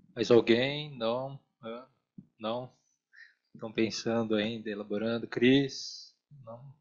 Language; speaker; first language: Portuguese; native; Portuguese